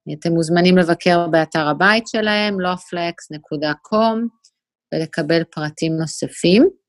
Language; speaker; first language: Hebrew; native; Hebrew